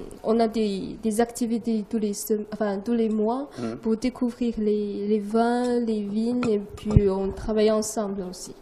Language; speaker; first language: French; non-native, learner; Chinese